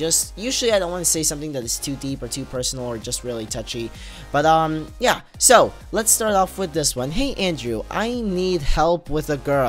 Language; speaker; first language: English; native; English